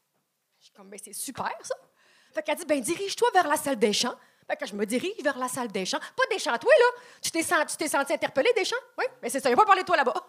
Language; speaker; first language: French; native; French